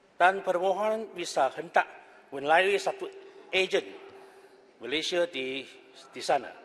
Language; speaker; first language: Malay; non-native, local second language; Chinese